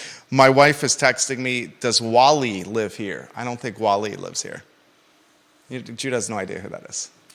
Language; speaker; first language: English; native; English